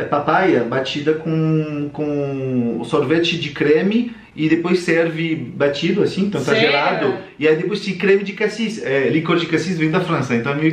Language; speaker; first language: Portuguese; non-native, fluent; French